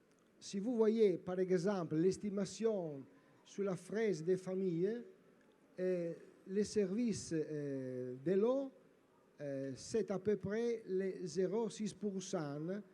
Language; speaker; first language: French; non-native, learner; Italian